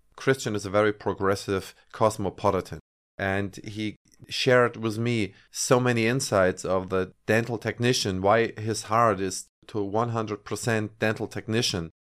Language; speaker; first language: English; non-native, fluent; German